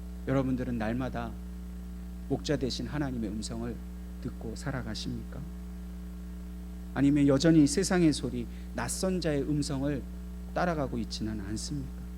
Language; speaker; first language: Korean; native; Korean